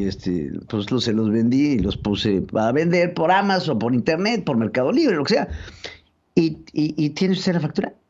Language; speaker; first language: Spanish; native; Spanish